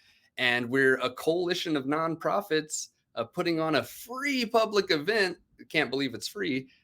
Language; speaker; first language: English; native; English